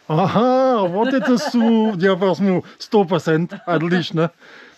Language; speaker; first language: Russian; non-native, learner; English